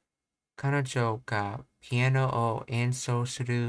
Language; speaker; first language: Japanese; non-native, learner; English